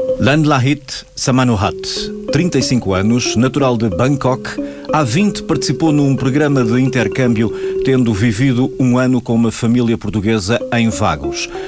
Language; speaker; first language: Portuguese; native; Portuguese